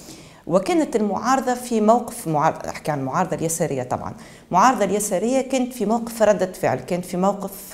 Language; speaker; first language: Arabic; native; Arabic